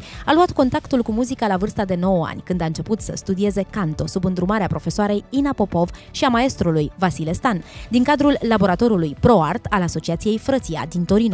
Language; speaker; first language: Romanian; native; Romanian